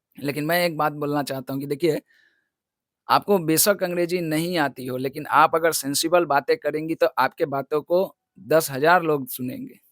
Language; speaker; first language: Hindi; non-native, local second language; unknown